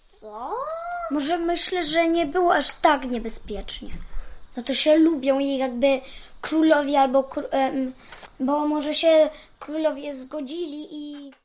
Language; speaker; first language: Polish; early bilingual, heritage; Polish